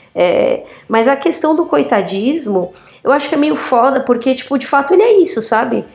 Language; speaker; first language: Portuguese; native; Portuguese